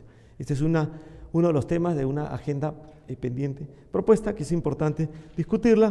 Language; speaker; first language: Spanish; native; Spanish